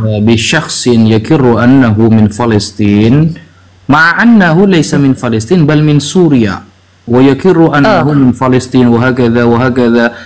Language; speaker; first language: Arabic; non-native, learner; Indonesian